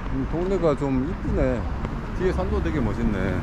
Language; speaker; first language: Korean; native; Korean